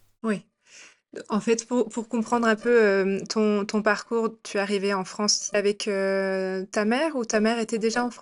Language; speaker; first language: French; native; French